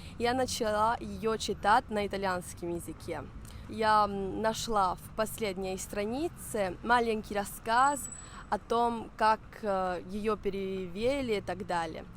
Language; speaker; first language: Russian; non-native, fluent; Spanish